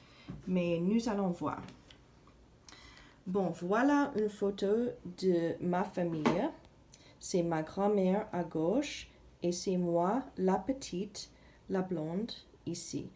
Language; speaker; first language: French; non-native, fluent; English